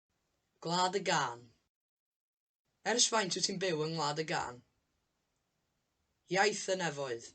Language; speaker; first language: Welsh; non-native, learner; English